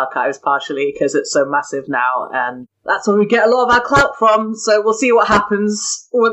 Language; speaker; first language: English; native; English